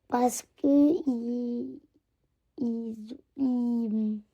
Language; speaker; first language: French; early bilingual, other home language; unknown